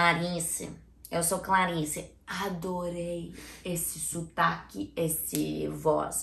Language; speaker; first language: Portuguese; non-native, learner; English